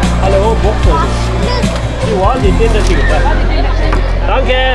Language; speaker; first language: German; non-native, learner; Tibetan